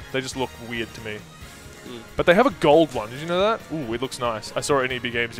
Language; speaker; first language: English; native; English